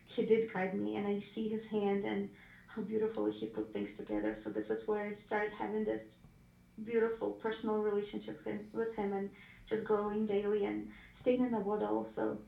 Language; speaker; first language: English; non-native, fluent; Ukrainian